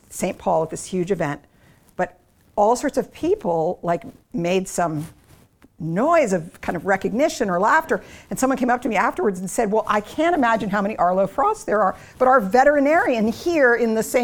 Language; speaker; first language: English; native; English